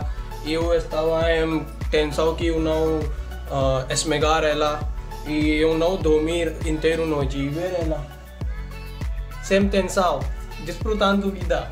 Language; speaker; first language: Portuguese; non-native, learner; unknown